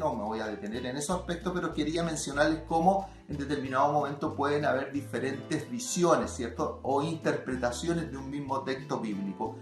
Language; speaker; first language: Spanish; native; Spanish